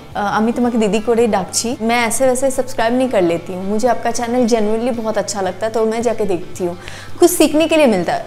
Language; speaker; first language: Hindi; non-native, local second language; Bangla